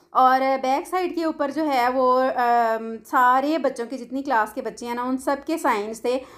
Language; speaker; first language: Urdu; non-native, local second language; Punjabi